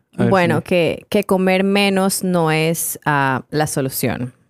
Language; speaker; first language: Spanish; native; Spanish